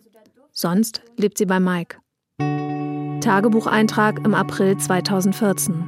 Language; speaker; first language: German; native; German